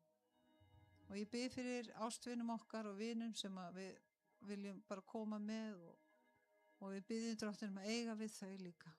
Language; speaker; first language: Icelandic; native; Icelandic